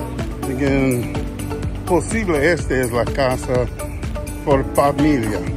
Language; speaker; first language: Spanish; non-native, learner; English